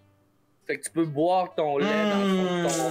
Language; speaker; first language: French; native; French